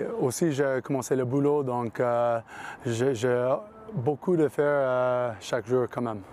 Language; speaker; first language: French; non-native, learner; English